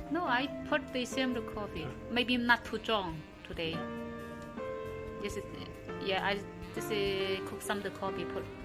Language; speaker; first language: English; non-native, learner; Chinese